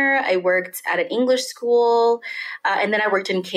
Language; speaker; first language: English; native; English